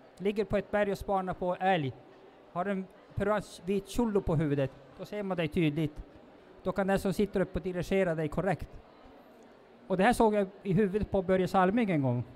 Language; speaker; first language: Swedish; non-native, local second language; Northern Sami